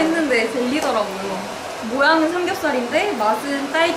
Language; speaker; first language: Korean; native; Korean